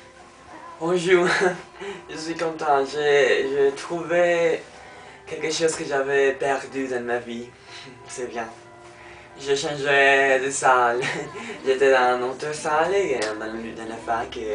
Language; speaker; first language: French; non-native, learner; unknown